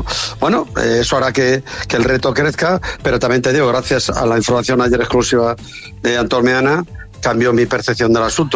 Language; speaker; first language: Spanish; native; Spanish